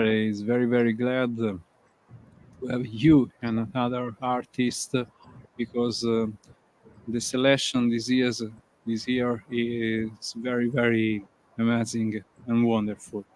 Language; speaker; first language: English; non-native, learner; Italian